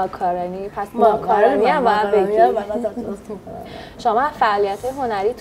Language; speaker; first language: Persian; native; Persian